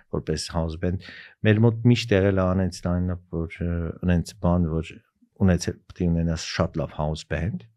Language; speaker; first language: Armenian; native; Armenian